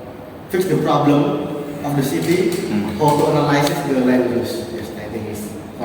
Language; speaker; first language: English; non-native, learner; Indonesian